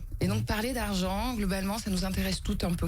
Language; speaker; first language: French; native; French